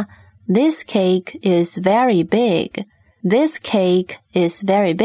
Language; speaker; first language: English; non-native, fluent; Chinese